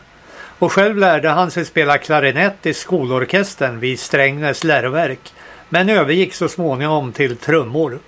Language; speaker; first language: Swedish; native; Swedish